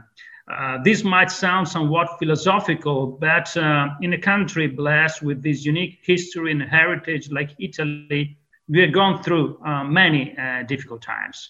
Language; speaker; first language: English; non-native, fluent; Italian